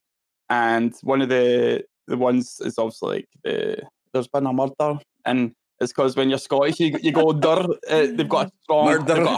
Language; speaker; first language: English; native; English